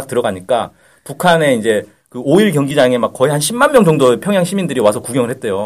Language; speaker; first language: Korean; native; Korean